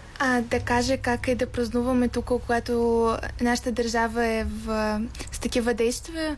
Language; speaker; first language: Bulgarian; early bilingual, heritage; Bulgarian